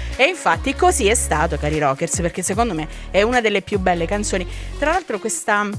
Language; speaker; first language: Italian; native; Italian